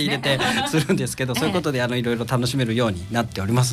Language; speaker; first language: Japanese; native; Japanese